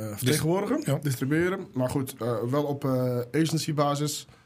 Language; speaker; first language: Dutch; early bilingual, other home language; Arabic